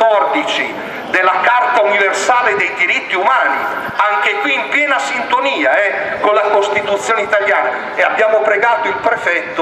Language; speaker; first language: Italian; native; Italian